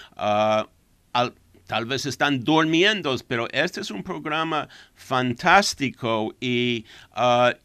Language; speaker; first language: Spanish; non-native, fluent; English